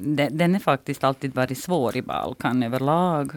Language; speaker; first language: Swedish; non-native, fluent; Bosnian